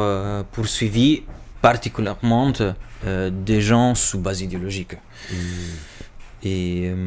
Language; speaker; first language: French; non-native, fluent; Albanian